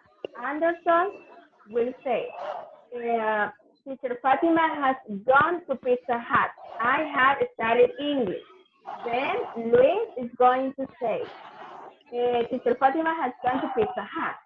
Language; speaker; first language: English; non-native, fluent; Spanish